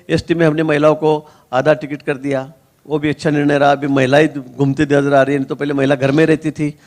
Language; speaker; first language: Hindi; non-native, local second language; Marathi